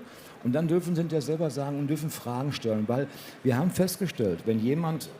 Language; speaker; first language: German; native; German